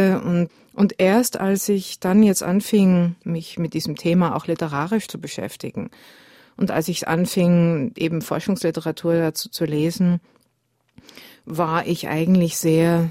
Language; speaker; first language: German; native; German